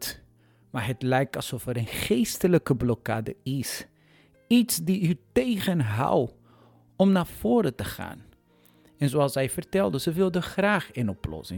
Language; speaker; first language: Dutch; non-native, fluent; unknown